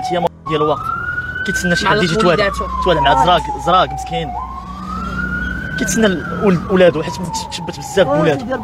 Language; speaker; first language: Arabic; native; Arabic